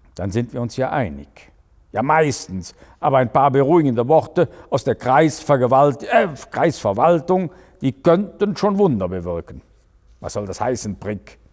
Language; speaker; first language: German; native; German